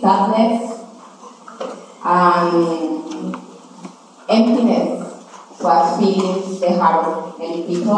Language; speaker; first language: English; non-native, learner; Spanish